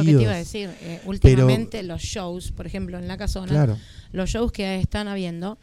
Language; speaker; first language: Spanish; native; Spanish